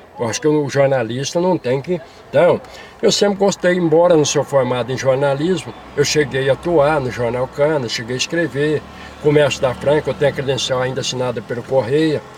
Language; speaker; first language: Portuguese; native; Portuguese